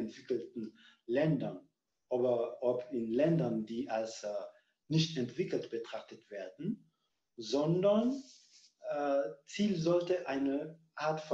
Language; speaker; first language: German; non-native, fluent; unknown